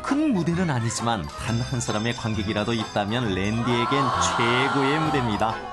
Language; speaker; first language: Korean; native; Korean